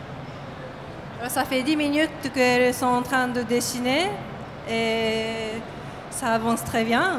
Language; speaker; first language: French; non-native, fluent; Japanese